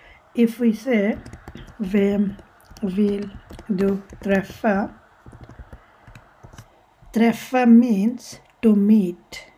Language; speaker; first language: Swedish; non-native, fluent; Bangla